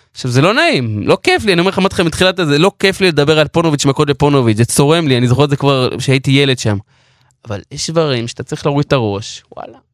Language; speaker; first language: Hebrew; non-native, local second language; Yiddish